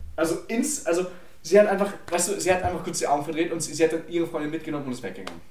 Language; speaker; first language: German; early bilingual, other home language; Polish